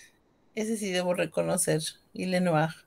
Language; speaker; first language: Spanish; native; Spanish